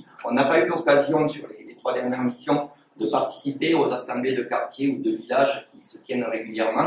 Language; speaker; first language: French; native; French